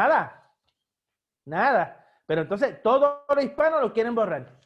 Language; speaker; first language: Spanish; native; Spanish